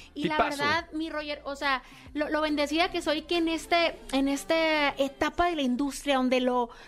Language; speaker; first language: Spanish; native; Spanish